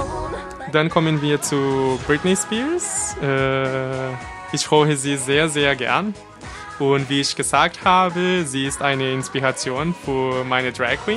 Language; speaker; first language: German; non-native, fluent; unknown